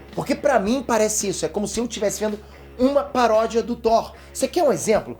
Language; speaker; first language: Portuguese; native; Portuguese